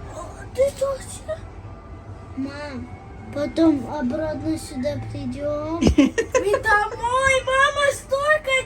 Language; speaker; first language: Russian; early bilingual, other home language; Tajik